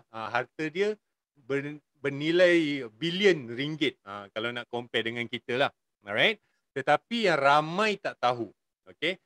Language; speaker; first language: Malay; native; Malay